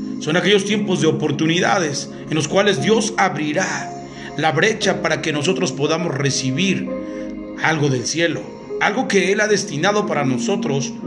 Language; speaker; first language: Spanish; native; Spanish